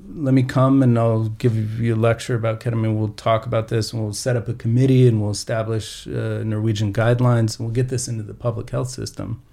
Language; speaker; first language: English; native; English